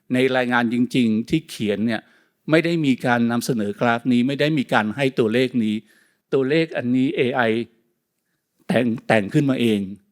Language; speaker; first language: Thai; native; Thai